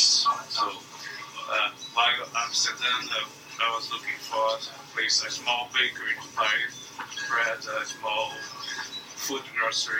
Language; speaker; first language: English; non-native, fluent; Portuguese